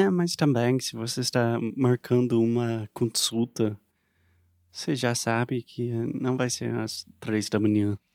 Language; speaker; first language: Portuguese; non-native, learner; English